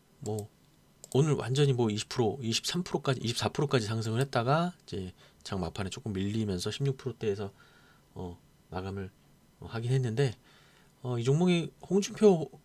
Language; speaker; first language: Korean; native; Korean